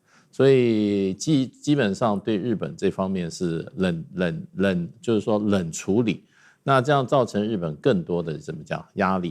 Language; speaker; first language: Chinese; native; Chinese